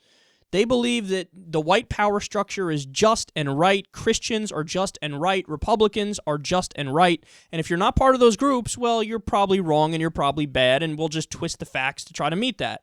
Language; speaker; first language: English; native; English